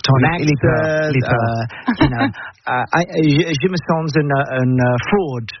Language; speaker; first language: French; non-native, learner; English